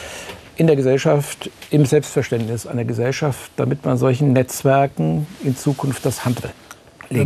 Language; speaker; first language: German; native; German